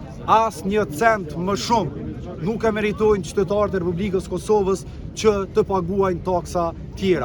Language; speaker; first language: Albanian; native; Albanian